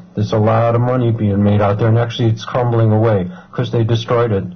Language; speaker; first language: English; native; English